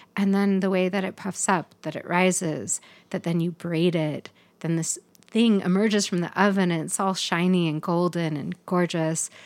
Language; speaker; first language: English; native; English